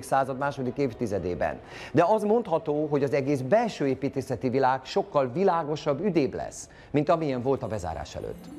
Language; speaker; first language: Hungarian; native; Hungarian